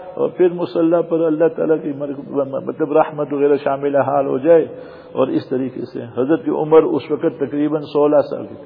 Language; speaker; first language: Urdu; non-native, fluent; Gujarati